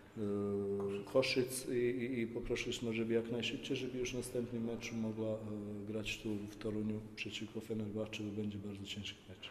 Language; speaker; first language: Polish; non-native, fluent; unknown